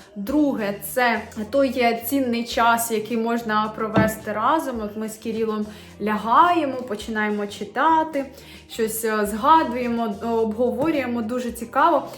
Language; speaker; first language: Ukrainian; native; Ukrainian